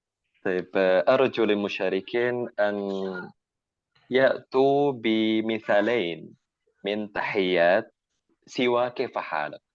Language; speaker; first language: Arabic; non-native, fluent; Indonesian